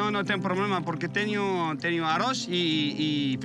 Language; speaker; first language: Portuguese; non-native, learner; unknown